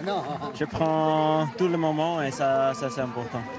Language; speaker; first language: French; non-native, learner; Dutch